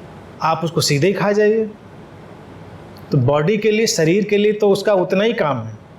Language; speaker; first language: Hindi; native; Hindi